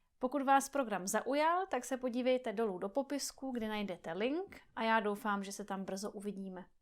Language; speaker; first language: Czech; native; Czech